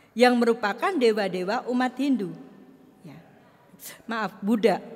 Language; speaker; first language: Indonesian; native; Indonesian